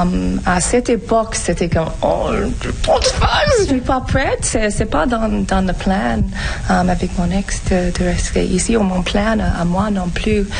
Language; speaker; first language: French; non-native, fluent; English